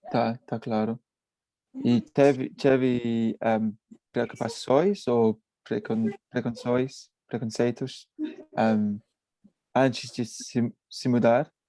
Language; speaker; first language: Portuguese; non-native, learner; English